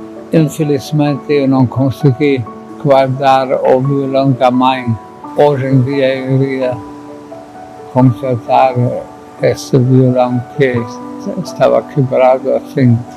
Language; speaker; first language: Portuguese; non-native, fluent; German